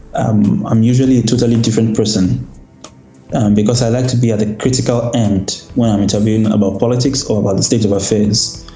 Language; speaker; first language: English; non-native, local second language; Yoruba